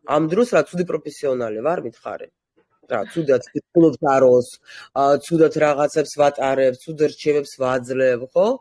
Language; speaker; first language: Georgian; early bilingual, heritage; Georgian